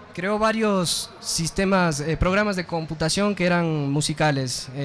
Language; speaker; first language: Spanish; native; Spanish